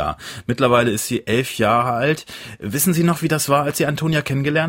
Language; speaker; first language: German; native; German